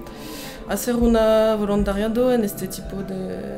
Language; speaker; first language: Spanish; non-native, learner; French